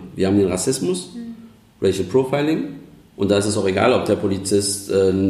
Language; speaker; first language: German; early bilingual, other home language; Turkish